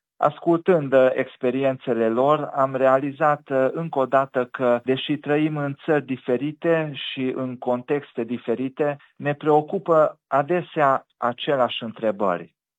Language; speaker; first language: Romanian; native; Romanian